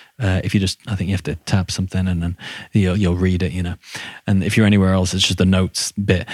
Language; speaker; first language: English; native; English